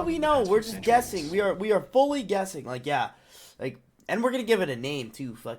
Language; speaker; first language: English; native; English